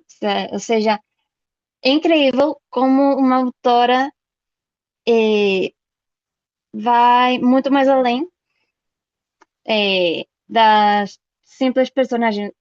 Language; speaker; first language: Portuguese; non-native, fluent; Spanish